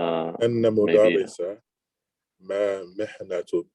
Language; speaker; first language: Arabic; non-native, learner; English